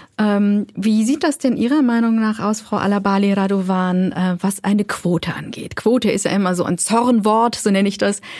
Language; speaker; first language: German; native; German